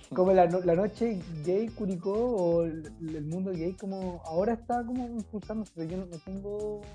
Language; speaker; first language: Spanish; native; Spanish